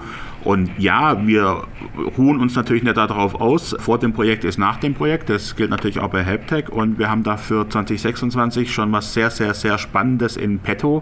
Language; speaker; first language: German; native; German